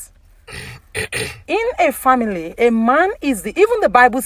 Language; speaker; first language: English; non-native, local second language; Yoruba